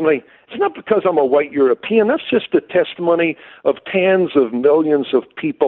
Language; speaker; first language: English; native; English